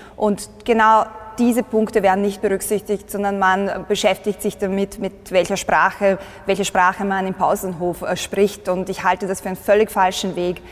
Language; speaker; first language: German; early bilingual, other home language; Bosnian